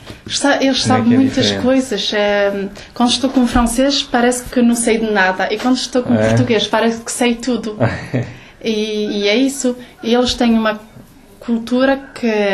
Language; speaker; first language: Portuguese; early bilingual, heritage; Portuguese